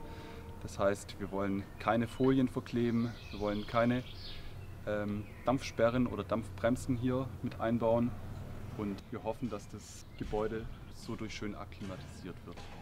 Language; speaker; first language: German; native; German